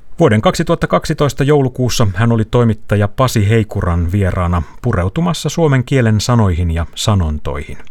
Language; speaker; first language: Finnish; native; Finnish